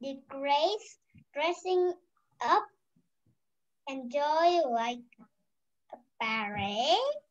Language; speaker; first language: English; non-native, learner; Vietnamese